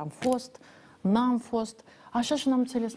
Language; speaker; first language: Romanian; native; Romanian